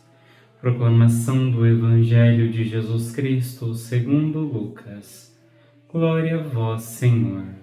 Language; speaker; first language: Portuguese; native; Portuguese